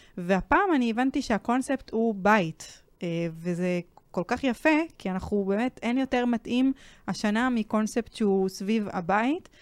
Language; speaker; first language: Hebrew; native; Hebrew